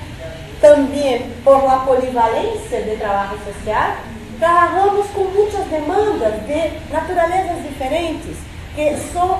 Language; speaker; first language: Spanish; non-native, fluent; Portuguese